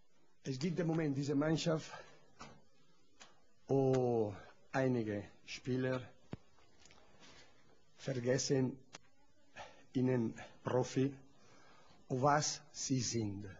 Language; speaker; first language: German; non-native, learner; Italian